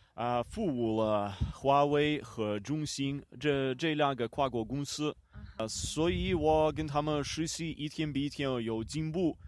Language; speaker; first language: Chinese; non-native, learner; Ukrainian